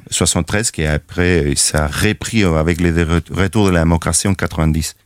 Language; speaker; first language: French; non-native, fluent; Spanish